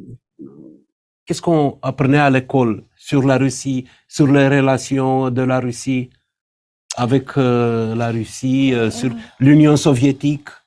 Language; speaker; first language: French; non-native, fluent; Romanian